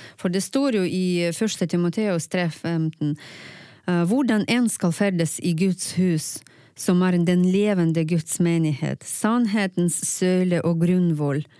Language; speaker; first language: Norwegian; non-native, fluent; Ukrainian